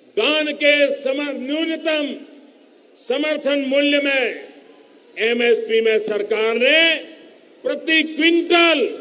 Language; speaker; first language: Hindi; non-native, local second language; Gujarati